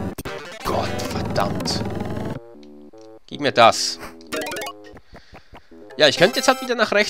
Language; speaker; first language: German; native; German